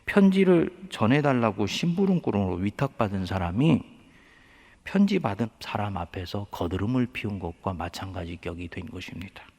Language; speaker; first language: Korean; native; Korean